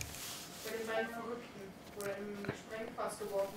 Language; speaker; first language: German; native; German